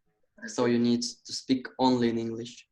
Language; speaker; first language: English; non-native, learner; Russian